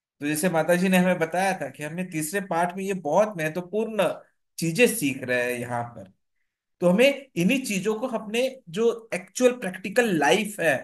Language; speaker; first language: Hindi; non-native, local second language; Marathi